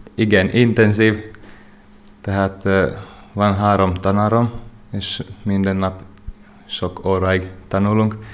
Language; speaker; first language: Hungarian; non-native, fluent; Finnish